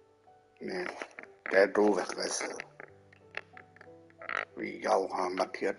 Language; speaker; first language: German; non-native, learner; Vietnamese